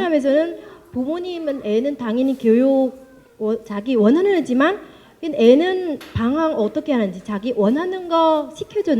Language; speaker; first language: Korean; non-native, learner; Vietnamese